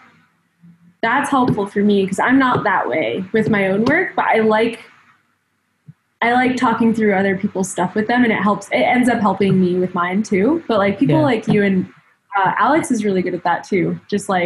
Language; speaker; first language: English; native; English